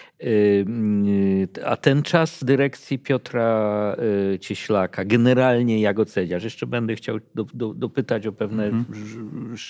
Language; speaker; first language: Polish; native; Polish